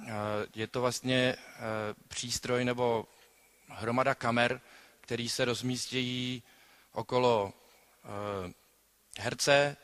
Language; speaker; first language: Czech; native; Czech